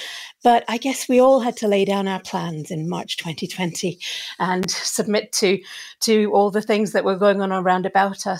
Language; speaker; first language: English; native; English